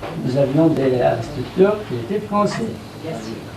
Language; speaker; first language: French; non-native, learner; Persian